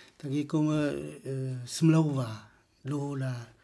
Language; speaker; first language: Czech; non-native, learner; Vietnamese